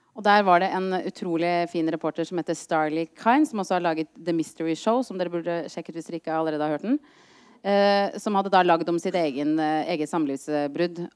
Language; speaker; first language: Norwegian; native; Norwegian